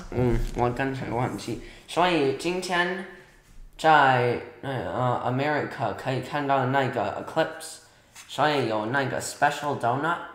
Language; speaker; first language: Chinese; early bilingual, heritage; Chinese